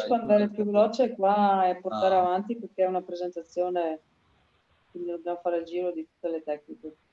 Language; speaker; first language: Italian; native; Italian